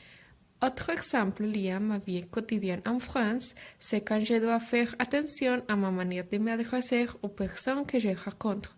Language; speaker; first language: French; non-native, fluent; Spanish